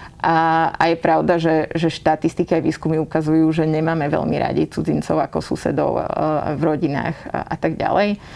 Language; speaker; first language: Slovak; native; Slovak